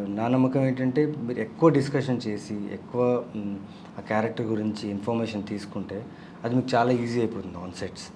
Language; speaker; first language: Telugu; non-native, local second language; Tamil